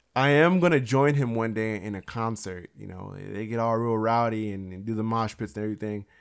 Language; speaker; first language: English; native; English